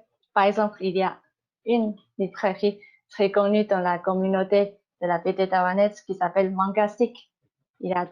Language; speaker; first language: French; non-native, fluent; Chinese